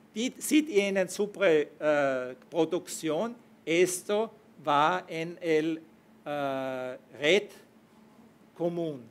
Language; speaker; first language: Spanish; non-native, fluent; German